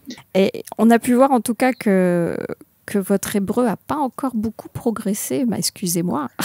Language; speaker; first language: French; native; French